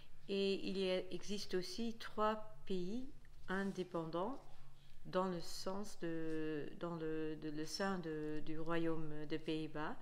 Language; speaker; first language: French; non-native, fluent; Dutch